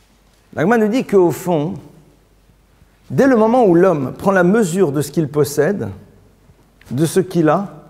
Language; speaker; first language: French; native; French